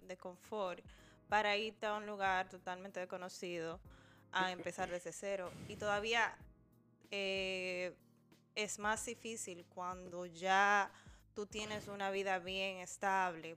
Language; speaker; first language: Spanish; early bilingual, heritage; Spanish